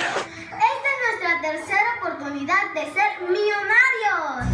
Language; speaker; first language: Spanish; native; Spanish